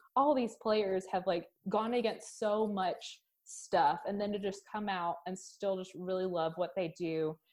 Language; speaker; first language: English; native; English